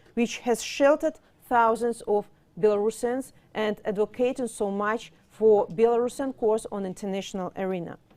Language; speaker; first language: English; non-native, fluent; Russian